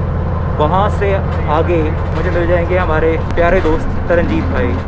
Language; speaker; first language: Hindi; native; Hindi